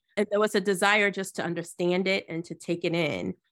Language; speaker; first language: English; early bilingual, other home language; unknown